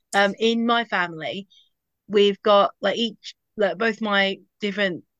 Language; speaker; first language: English; native; English